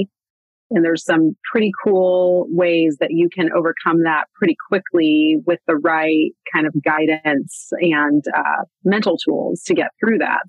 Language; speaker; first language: English; native; English